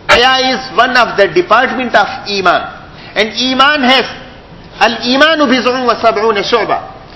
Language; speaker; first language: English; non-native, local second language; Urdu